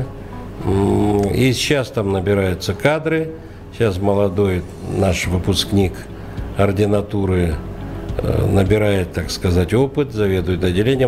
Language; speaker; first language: Russian; native; Russian